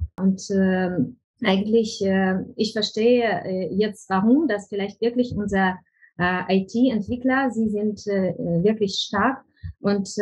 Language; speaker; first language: German; non-native, fluent; Ukrainian